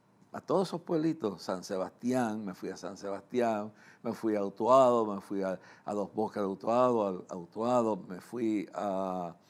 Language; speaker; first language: Spanish; native; Spanish